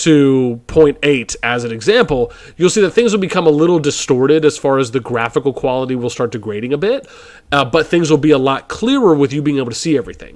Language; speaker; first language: English; native; English